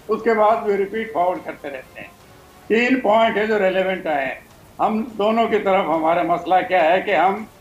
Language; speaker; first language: Hindi; native; Hindi